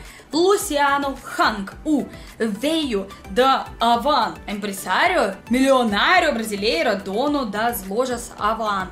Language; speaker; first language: Portuguese; non-native, learner; Russian